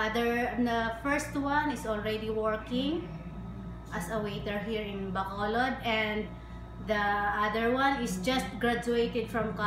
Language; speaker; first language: English; non-native, learner; Hiligaynon